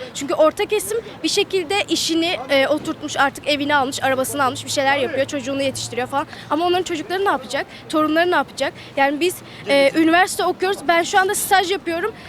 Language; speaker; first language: Turkish; native; Turkish